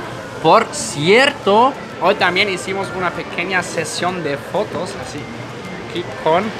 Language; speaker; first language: Spanish; non-native, fluent; German